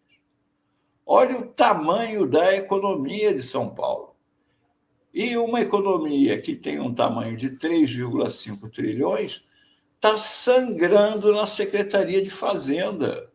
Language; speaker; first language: Portuguese; native; Portuguese